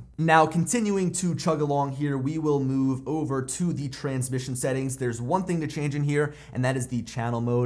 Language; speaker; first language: English; native; English